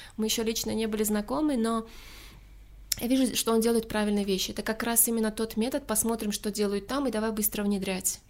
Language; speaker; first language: Russian; non-native, local second language; Tajik